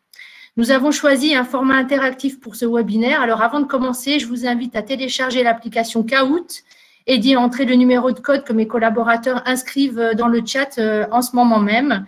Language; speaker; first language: French; native; French